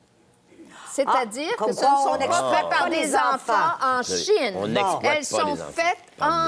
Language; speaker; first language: French; native; French